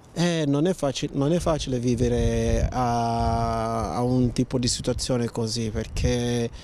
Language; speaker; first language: Italian; non-native, fluent; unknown